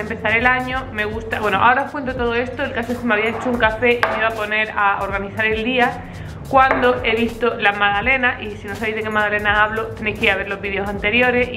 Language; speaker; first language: Spanish; native; Spanish